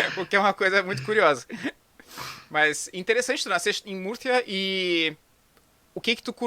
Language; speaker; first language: Portuguese; native; Portuguese